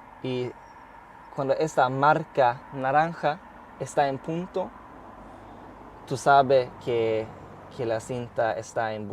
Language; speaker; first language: Spanish; non-native, fluent; Swedish